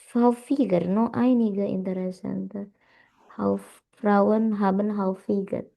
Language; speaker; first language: German; non-native, learner; Indonesian